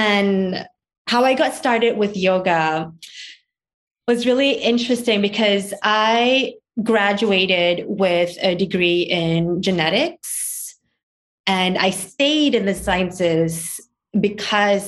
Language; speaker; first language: English; non-native, local second language; Malay